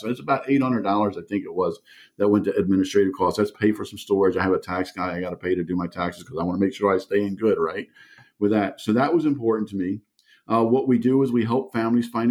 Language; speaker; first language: English; early bilingual, other home language; German